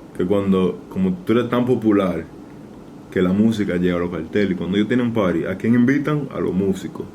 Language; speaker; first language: Spanish; early bilingual, heritage; Spanish